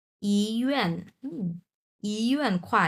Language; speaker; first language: Chinese; non-native, fluent; Bangla